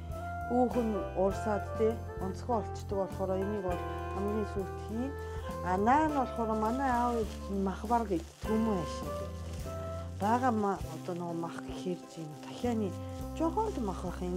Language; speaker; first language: Mongolian; non-native, fluent; Japanese